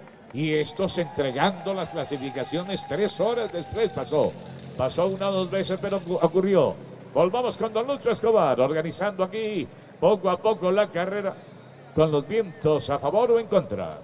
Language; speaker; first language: Spanish; native; Spanish